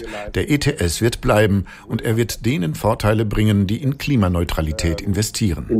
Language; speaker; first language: German; native; German